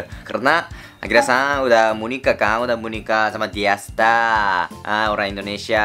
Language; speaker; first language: Indonesian; non-native, fluent; Japanese